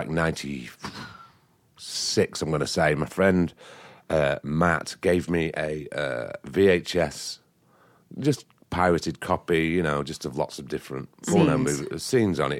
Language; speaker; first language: English; native; English